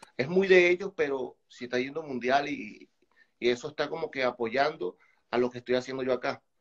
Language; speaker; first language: Spanish; native; Spanish